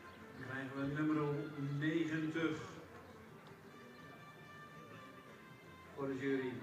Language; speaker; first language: Dutch; native; Dutch